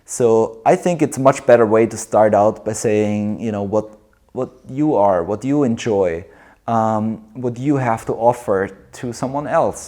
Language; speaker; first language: English; non-native, fluent; German